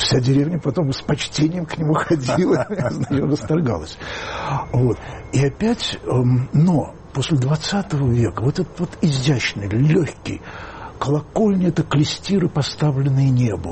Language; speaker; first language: Russian; native; Russian